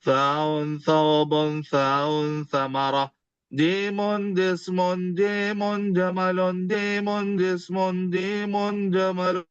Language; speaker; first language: Arabic; non-native, fluent; Urdu